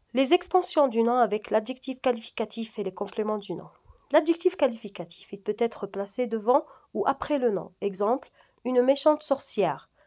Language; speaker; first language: French; non-native, local second language; Arabic